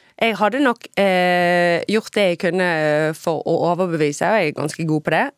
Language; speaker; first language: Norwegian; native; Norwegian